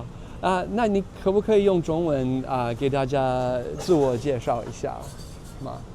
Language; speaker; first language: Chinese; non-native, fluent; English